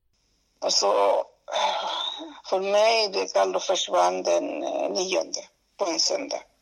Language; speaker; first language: Swedish; non-native, fluent; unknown